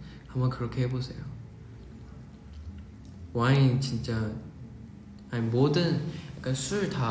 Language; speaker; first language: Korean; non-native, fluent; Chinese